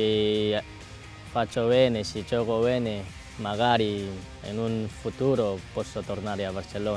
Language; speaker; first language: Italian; non-native, learner; Korean